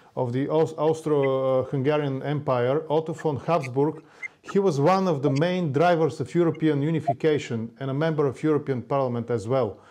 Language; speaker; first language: English; non-native, fluent; Bulgarian